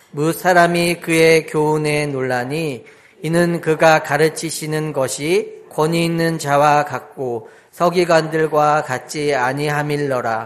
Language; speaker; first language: Korean; native; Korean